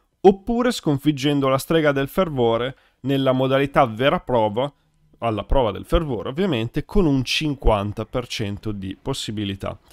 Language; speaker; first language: Italian; native; Italian